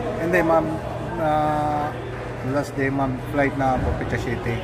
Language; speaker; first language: Filipino; non-native, learner; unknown